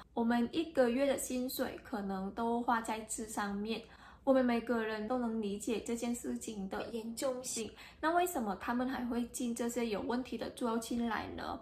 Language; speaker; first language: Chinese; non-native, fluent; Vietnamese